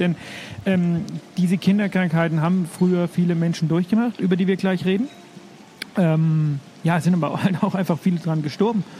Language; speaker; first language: German; native; German